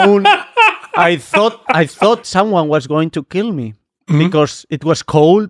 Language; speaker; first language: English; non-native, fluent; Spanish